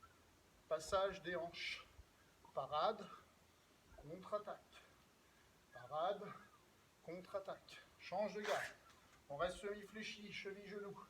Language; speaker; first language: French; native; French